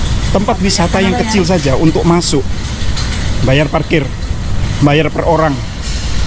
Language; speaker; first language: Indonesian; native; Indonesian